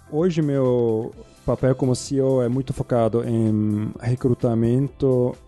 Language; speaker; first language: Portuguese; non-native, fluent; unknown